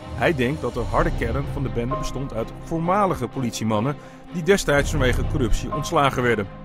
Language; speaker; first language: Dutch; native; Dutch